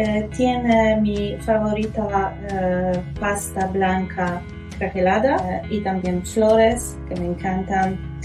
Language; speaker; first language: Spanish; non-native, fluent; Polish